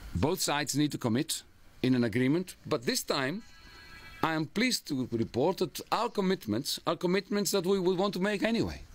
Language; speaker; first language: English; non-native, fluent; Greek